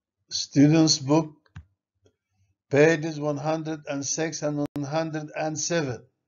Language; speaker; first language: English; non-native, fluent; Arabic